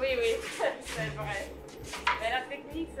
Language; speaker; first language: French; non-native, learner; English